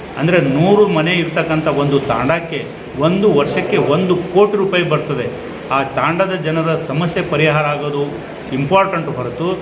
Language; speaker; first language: Kannada; non-native, local second language; Lambadi